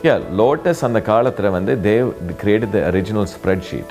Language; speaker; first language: English; early bilingual, other home language; Tamil